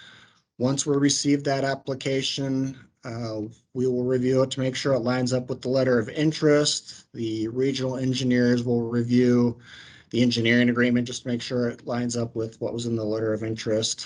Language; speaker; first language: English; native; English